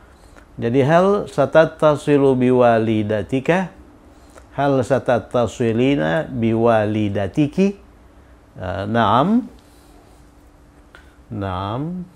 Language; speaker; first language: Arabic; non-native, fluent; Indonesian